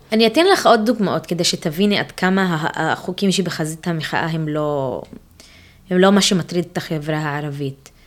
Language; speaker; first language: Hebrew; non-native, local second language; Arabic